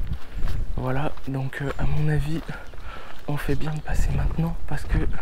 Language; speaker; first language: French; native; French